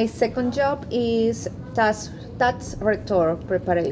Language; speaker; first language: English; non-native, learner; Spanish